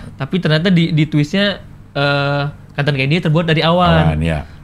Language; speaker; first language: Indonesian; native; Indonesian